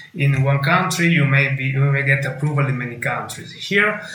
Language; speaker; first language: English; non-native, fluent; Italian